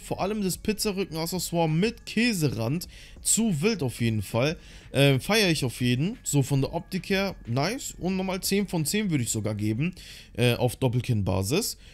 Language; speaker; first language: German; native; German